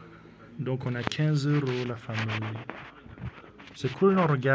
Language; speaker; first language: French; native; French